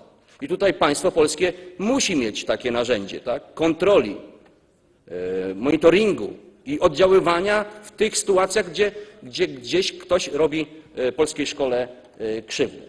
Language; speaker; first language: Polish; native; Polish